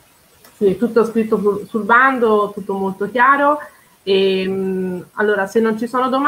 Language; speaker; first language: Italian; native; Italian